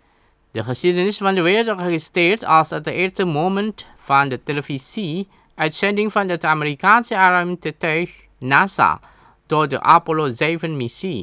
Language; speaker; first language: Dutch; non-native, learner; Indonesian